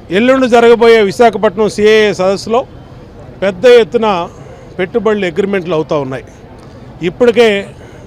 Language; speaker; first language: Telugu; native; Telugu